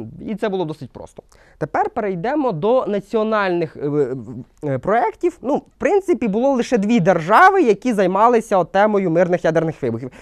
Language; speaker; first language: Ukrainian; non-native, local second language; Russian